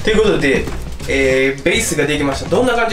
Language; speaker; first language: Japanese; native; Japanese